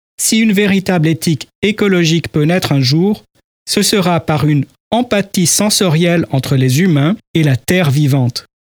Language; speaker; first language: French; native; French